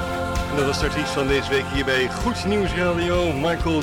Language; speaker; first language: Dutch; native; Dutch